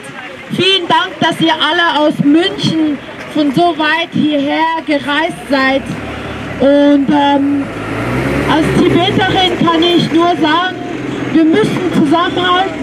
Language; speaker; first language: German; early bilingual, other home language; Tibetan